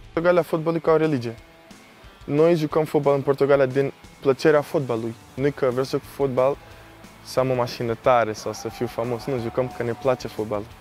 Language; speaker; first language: Romanian; early bilingual, heritage; Romanian